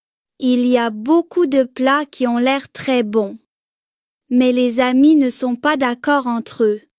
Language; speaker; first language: French; non-native, local second language; Arabic